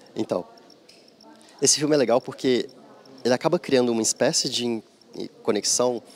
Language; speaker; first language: Portuguese; native; Portuguese